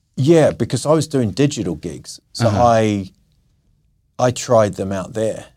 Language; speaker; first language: English; native; English